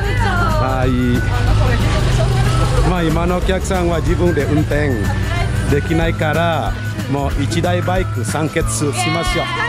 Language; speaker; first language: Japanese; non-native, fluent; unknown